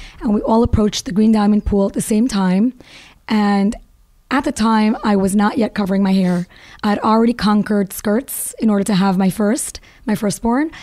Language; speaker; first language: English; native; English